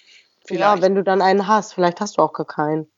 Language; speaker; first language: German; native; German